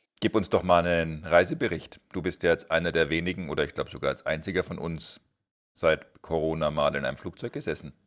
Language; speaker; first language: German; native; German